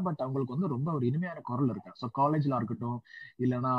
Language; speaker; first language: Tamil; non-native, local second language; Malayalam